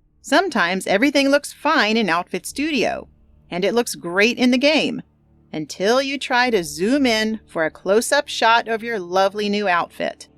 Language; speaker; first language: English; native; English